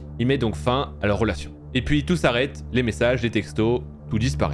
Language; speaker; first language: French; native; French